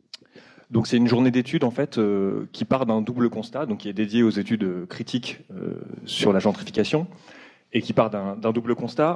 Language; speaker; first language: French; native; French